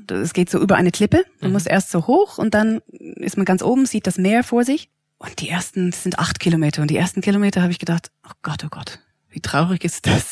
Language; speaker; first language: German; non-native, fluent; English